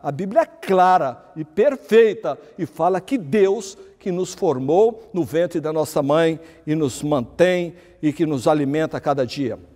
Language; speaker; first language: Portuguese; native; Portuguese